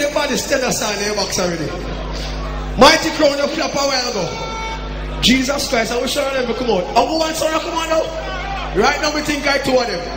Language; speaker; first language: English; non-native, local second language; Jamaican Creole English